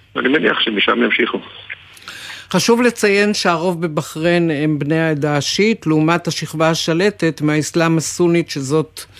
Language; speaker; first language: Hebrew; native; Hebrew